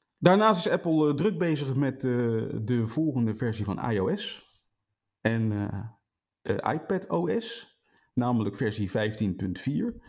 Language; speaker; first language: Dutch; native; Dutch